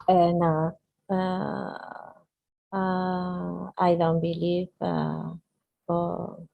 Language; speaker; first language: English; non-native, learner; Spanish